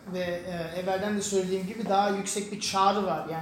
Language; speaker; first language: Turkish; non-native, fluent; German